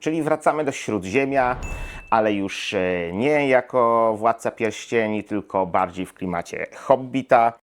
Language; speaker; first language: Polish; native; Polish